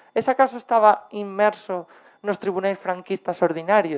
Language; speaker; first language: Spanish; native; Spanish